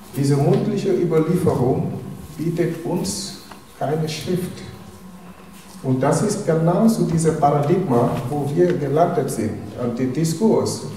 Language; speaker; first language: German; non-native, fluent; Wolof